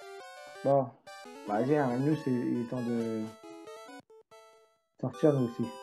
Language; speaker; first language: French; native; French